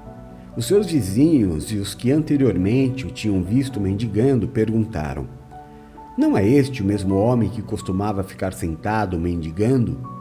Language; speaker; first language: Portuguese; native; Portuguese